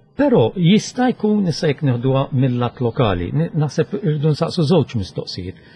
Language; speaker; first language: Maltese; native; Maltese